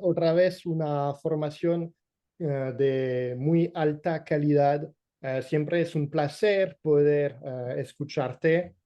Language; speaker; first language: Spanish; non-native, fluent; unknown